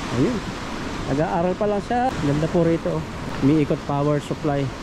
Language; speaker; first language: Filipino; native; Filipino